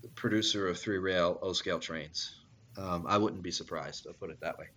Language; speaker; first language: English; native; English